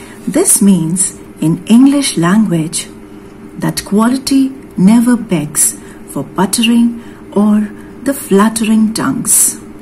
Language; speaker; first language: English; non-native, local second language; Hindi